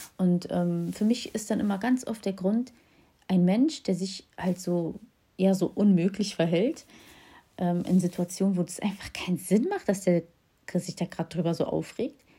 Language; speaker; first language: German; early bilingual, other home language; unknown